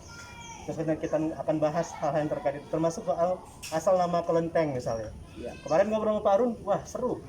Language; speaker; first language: Indonesian; native; Indonesian